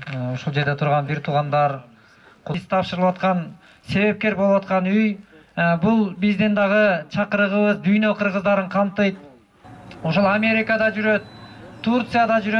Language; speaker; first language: Kyrgyz; native; Kyrgyz